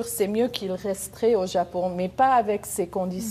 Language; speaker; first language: French; non-native, local second language; Arabic